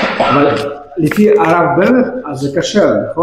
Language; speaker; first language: Hebrew; non-native, fluent; Russian